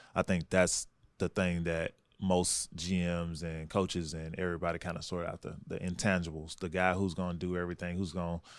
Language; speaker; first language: English; native; English